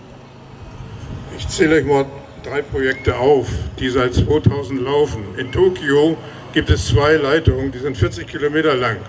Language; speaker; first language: German; native; German